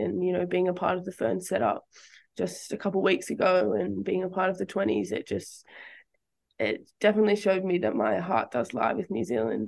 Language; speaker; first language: English; native; English